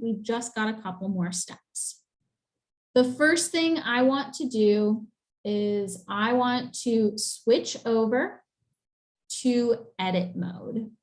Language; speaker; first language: English; native; English